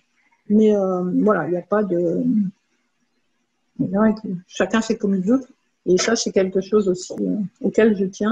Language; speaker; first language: French; native; French